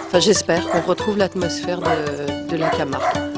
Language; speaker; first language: French; native; French